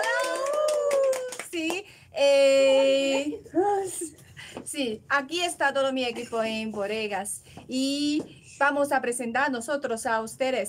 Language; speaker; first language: Spanish; non-native, learner; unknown